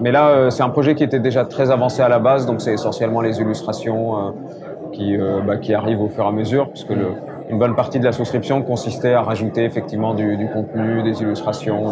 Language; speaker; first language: French; native; French